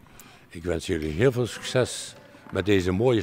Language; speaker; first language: Dutch; native; Dutch